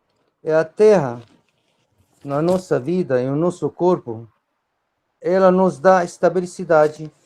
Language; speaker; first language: Portuguese; non-native, fluent; Arabic